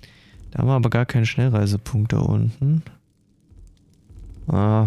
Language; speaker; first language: German; native; German